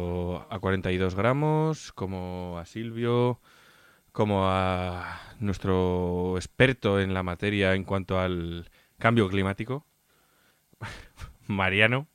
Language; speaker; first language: Spanish; native; Spanish